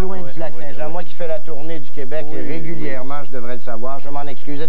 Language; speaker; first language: French; native; French